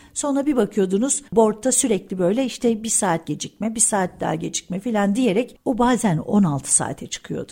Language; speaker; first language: Turkish; early bilingual, heritage; Turkish